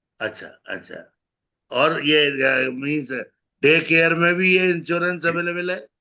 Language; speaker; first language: Hindi; native; Hindi